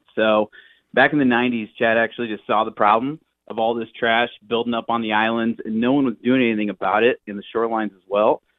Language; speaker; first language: English; native; English